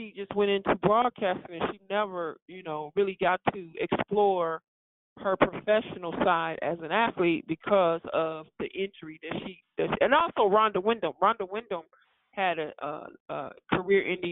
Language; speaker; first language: English; native; English